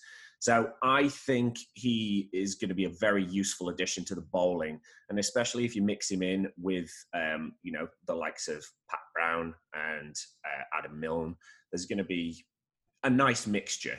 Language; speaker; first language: English; native; English